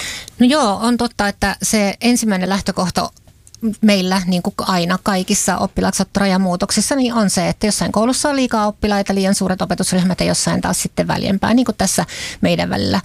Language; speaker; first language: Finnish; native; Finnish